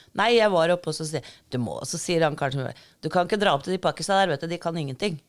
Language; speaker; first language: Norwegian; native; Norwegian